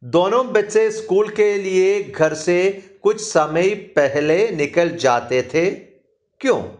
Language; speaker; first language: Hindi; non-native, local second language; Malayalam